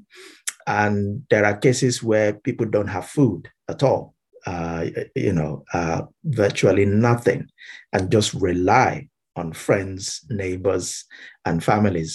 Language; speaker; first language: English; non-native, local second language; Yoruba